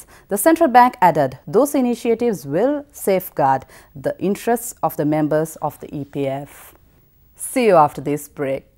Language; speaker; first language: English; non-native, local second language; Sinhala